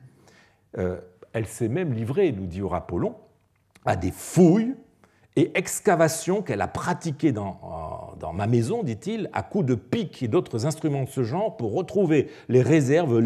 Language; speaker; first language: French; native; French